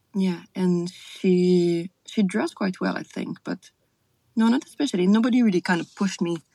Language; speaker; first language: English; non-native, fluent; French